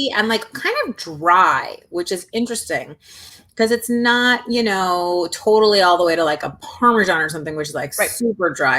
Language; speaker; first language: English; native; English